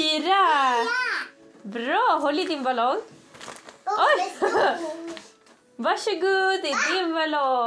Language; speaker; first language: Swedish; native; Swedish